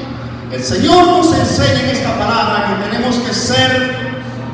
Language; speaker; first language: Spanish; native; Spanish